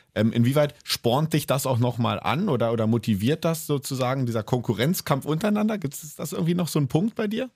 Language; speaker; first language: German; native; German